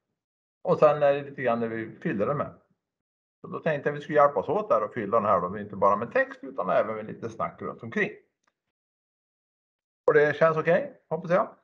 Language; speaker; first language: Swedish; native; Swedish